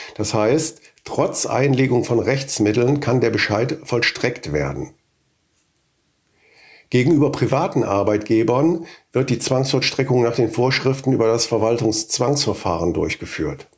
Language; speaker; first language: German; native; German